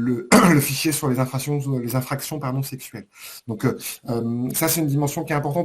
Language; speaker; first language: French; native; French